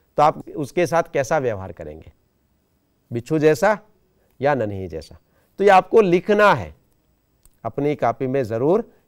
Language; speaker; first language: Hindi; non-native, local second language; Gujarati